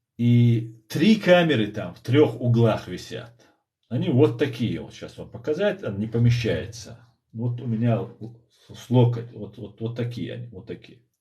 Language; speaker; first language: Russian; non-native, local second language; Chechen